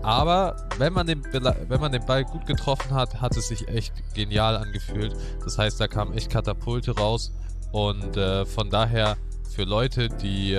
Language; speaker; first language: German; native; German